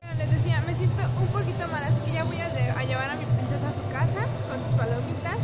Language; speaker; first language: Spanish; native; Spanish